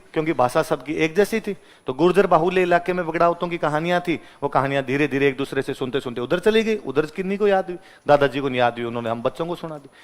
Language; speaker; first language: Hindi; native; Hindi